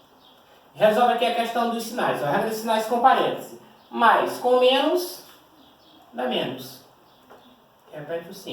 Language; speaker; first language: Portuguese; native; Portuguese